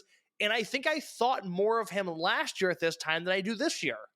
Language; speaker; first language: English; native; English